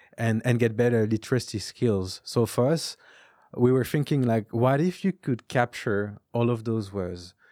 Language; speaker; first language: English; non-native, fluent; French